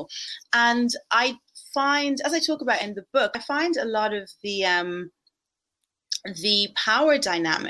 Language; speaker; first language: English; native; English